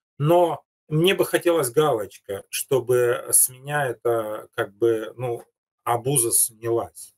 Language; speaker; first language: Russian; native; Russian